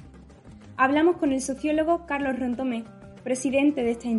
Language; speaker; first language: Spanish; native; Spanish